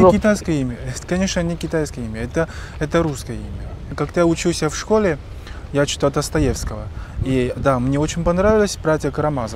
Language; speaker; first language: Russian; non-native, fluent; Chinese